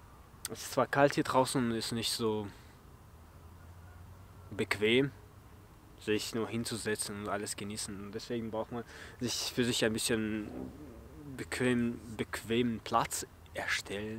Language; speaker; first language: German; early bilingual, other home language; Chechen